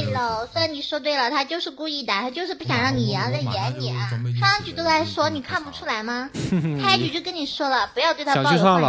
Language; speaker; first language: Chinese; native; Chinese